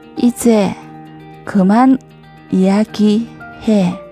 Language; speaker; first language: Korean; native; Korean